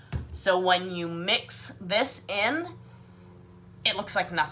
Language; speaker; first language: English; native; English